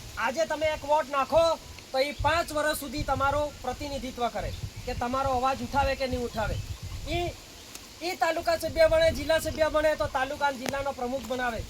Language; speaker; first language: Gujarati; non-native, local second language; Bhili